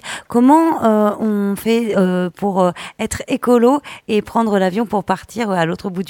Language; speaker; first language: French; native; French